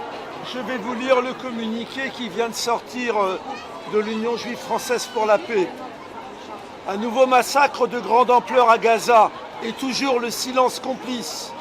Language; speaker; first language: French; native; French